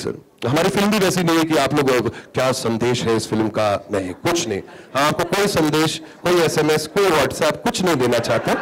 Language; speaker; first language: Hindi; native; Hindi